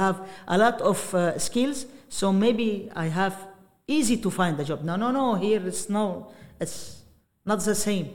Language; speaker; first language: English; non-native, learner; Arabic